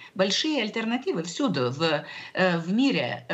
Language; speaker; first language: Russian; non-native, local second language; Lithuanian